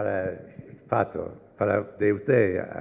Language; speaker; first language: Spanish; non-native, fluent; English